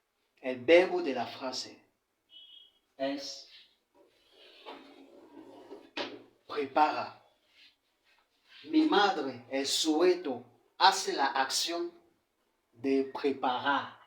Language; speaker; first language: Spanish; non-native, fluent; French